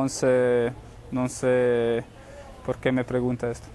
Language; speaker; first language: Spanish; non-native, learner; Croatian